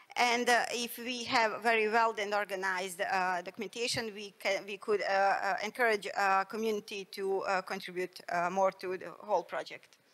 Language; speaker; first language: English; non-native, fluent; Bosnian